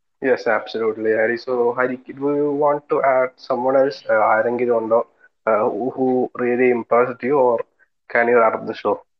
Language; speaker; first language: English; non-native, local second language; Malayalam